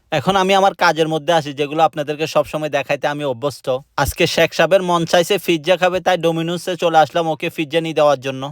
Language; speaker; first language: Bangla; native; Bangla